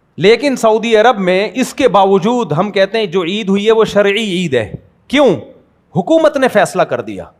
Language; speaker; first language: Urdu; native; Urdu